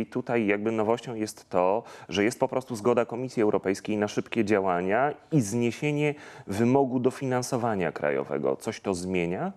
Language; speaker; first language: Polish; native; Polish